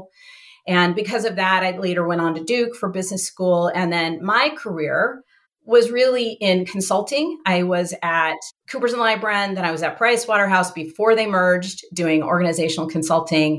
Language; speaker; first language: English; native; English